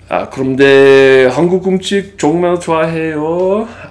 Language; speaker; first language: Korean; non-native, learner; English